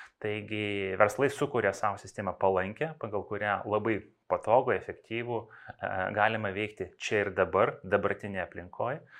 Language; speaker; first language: Lithuanian; non-native, local second language; Russian